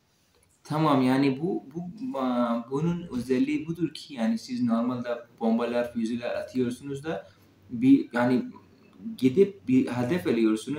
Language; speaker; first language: Turkish; non-native, fluent; Urdu